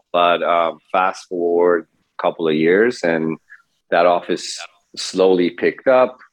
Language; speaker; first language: English; early bilingual, other home language; Persian